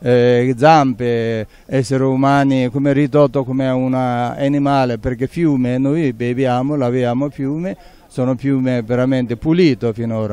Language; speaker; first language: Italian; non-native, learner; Tibetan